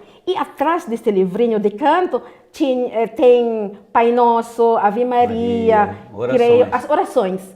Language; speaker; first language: Portuguese; non-native, fluent; Filipino